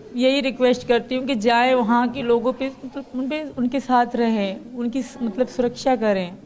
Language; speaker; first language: Urdu; non-native, local second language; Sindhi